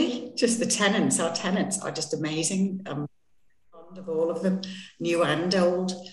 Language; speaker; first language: English; native; English